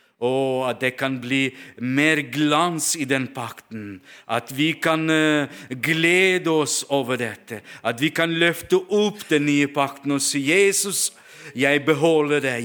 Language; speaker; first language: Norwegian; non-native, fluent; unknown